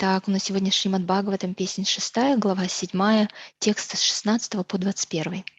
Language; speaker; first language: Russian; native; Russian